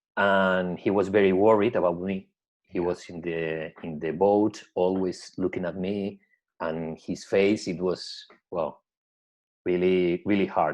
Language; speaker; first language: English; non-native, learner; Spanish